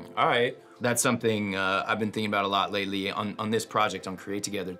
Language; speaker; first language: English; native; English